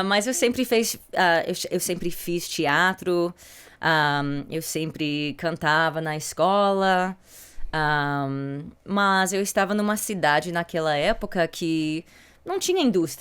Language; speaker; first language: Portuguese; early bilingual, heritage; English